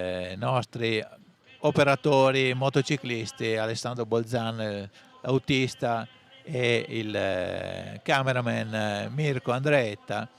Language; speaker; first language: Italian; native; Italian